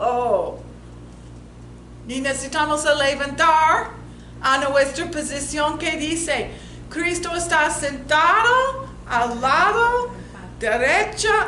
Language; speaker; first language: Spanish; non-native, learner; English